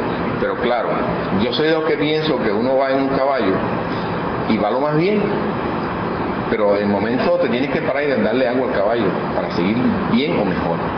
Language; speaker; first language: Spanish; native; Spanish